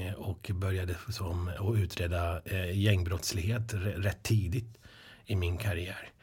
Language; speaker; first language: Swedish; early bilingual, other home language; Persian